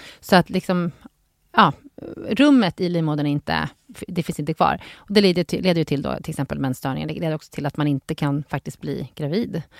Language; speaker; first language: Swedish; native; Swedish